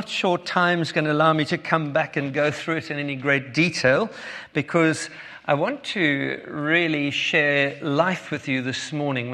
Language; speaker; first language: English; native; English